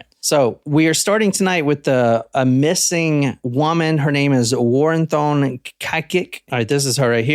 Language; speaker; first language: English; native; English